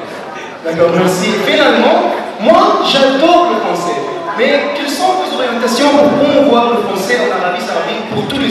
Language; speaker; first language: French; non-native, learner; Arabic